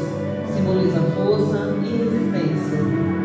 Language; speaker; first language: Portuguese; native; Portuguese